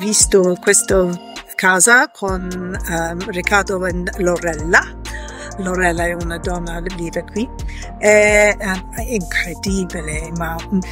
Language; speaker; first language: Italian; non-native, learner; English